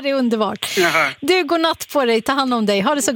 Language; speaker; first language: Swedish; native; Swedish